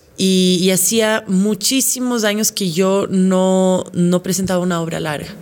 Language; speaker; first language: Spanish; non-native, fluent; Portuguese